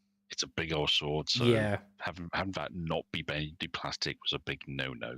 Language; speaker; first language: English; native; English